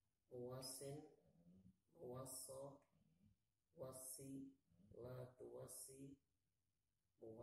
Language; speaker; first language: Arabic; non-native, learner; Indonesian